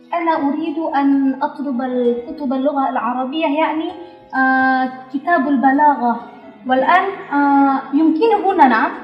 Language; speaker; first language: Arabic; non-native, learner; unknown